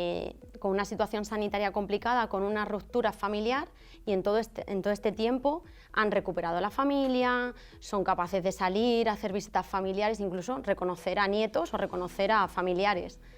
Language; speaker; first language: Spanish; native; Spanish